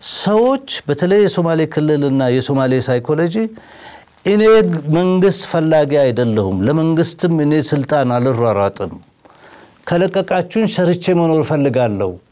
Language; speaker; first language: Amharic; non-native, local second language; Somali